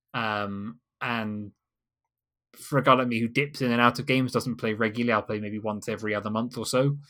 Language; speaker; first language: English; native; English